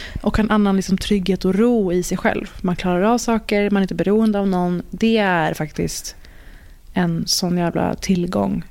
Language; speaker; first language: Swedish; early bilingual, other home language; Persian